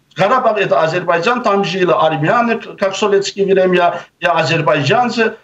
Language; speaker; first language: Russian; non-native, local second language; Azerbaijani